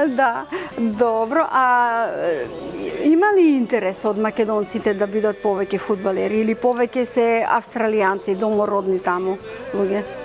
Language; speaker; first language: Macedonian; native; Macedonian